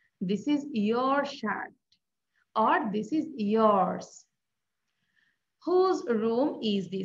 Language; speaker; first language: English; non-native, local second language; Bangla